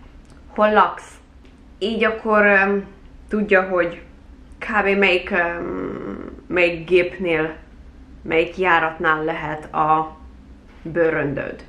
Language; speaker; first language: Hungarian; early bilingual, heritage; Hungarian